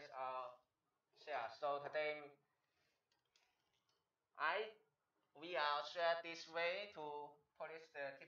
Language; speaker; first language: English; non-native, learner; Chinese